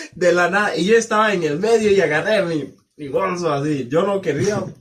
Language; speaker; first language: Spanish; non-native, fluent; Swahili